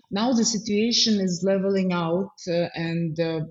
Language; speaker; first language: English; non-native, fluent; Ukrainian